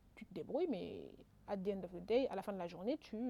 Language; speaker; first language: French; non-native, local second language; Wolof